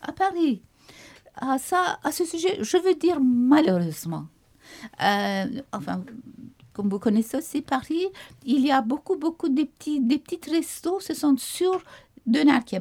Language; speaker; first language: French; non-native, fluent; Turkish